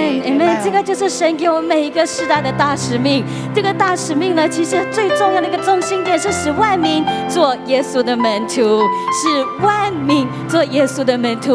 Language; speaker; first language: Chinese; native; Chinese